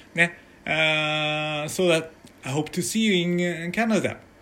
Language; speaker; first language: English; non-native, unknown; Japanese